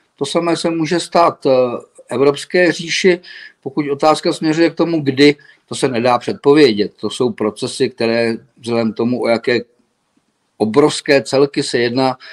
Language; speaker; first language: Czech; native; Czech